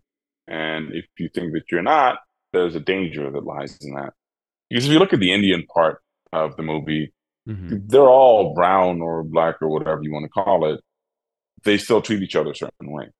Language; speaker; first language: English; non-native, fluent; Dutch